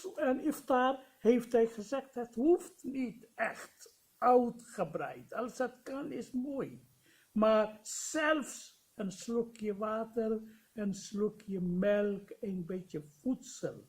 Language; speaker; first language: Dutch; non-native, fluent; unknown